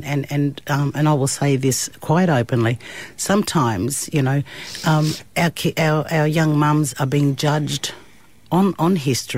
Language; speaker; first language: English; native; English